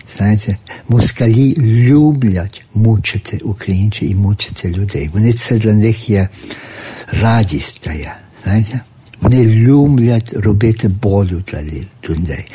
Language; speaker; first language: Ukrainian; early bilingual, heritage; Ukrainian